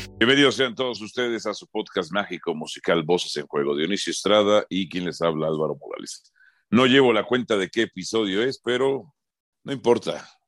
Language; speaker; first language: Spanish; native; Spanish